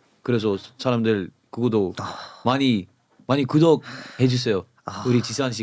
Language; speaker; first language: Korean; non-native, fluent; English